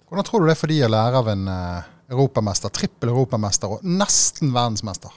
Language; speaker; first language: Norwegian; native; Norwegian